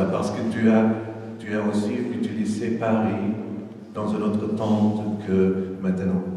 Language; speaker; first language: French; non-native, fluent; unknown